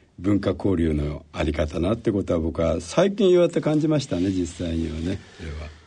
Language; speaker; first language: Japanese; native; Japanese